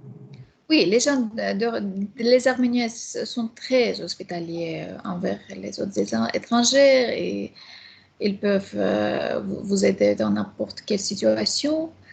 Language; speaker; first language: French; non-native, fluent; Armenian